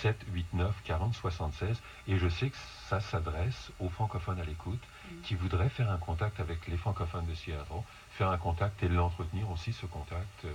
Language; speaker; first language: French; native; French